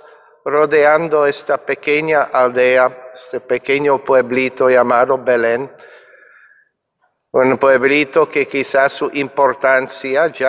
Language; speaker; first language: Spanish; non-native, fluent; English